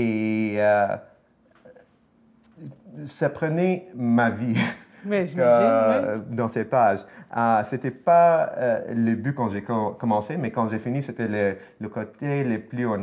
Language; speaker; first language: French; non-native, fluent; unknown